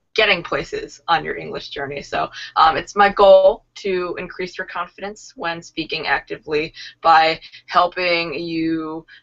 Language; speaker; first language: English; native; English